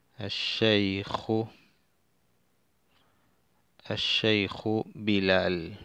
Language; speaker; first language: Arabic; non-native, learner; Spanish